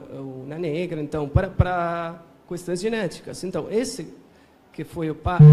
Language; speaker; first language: Portuguese; non-native, fluent; Italian